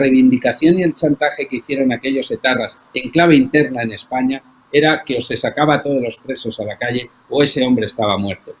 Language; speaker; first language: Spanish; native; Spanish